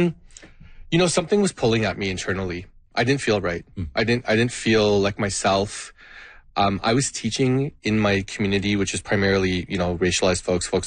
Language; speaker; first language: English; non-native, fluent; Gujarati